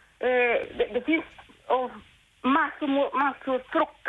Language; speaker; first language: Swedish; non-native, local second language; Spanish